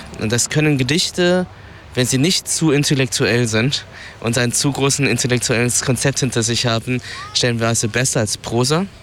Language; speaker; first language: German; early bilingual, other home language; Vietnamese